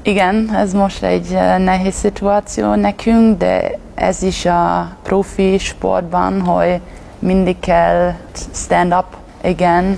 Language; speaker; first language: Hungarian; non-native, learner; German